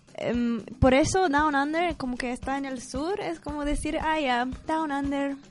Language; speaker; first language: Spanish; non-native, fluent; English